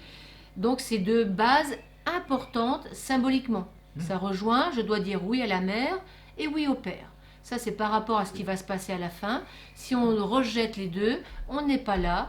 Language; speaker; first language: French; native; French